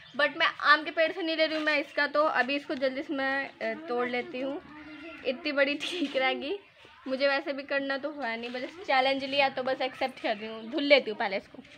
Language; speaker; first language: Hindi; native; Hindi